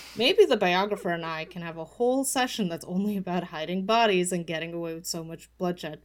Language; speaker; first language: English; early bilingual, other home language; Polish